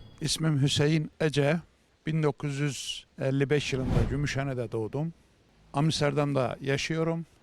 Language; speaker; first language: Turkish; native; Turkish